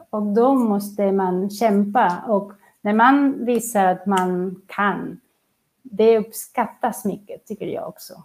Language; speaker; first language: Swedish; non-native, fluent; Catalan